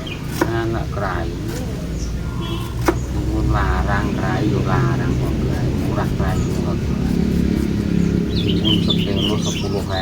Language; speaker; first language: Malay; non-native, local second language; Javanese